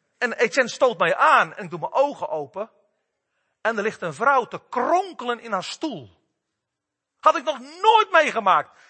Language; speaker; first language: Dutch; native; Dutch